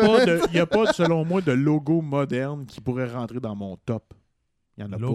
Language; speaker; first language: French; native; French